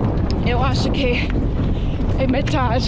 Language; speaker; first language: Portuguese; non-native, fluent; English